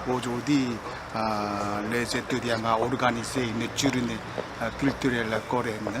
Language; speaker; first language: French; non-native, learner; Korean